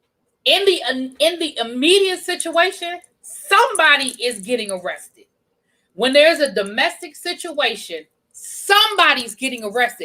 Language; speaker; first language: English; native; English